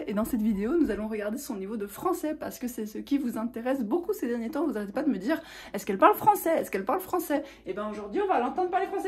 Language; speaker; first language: French; native; French